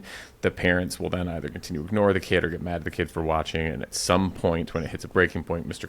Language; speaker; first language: English; native; English